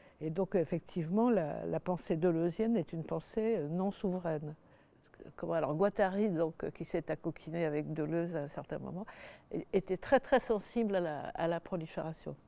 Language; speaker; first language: French; native; French